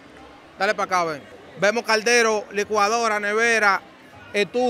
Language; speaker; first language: Spanish; native; Spanish